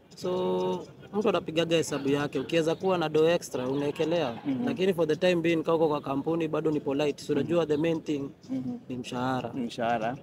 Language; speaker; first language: Swahili; non-native, local second language; Kikuyu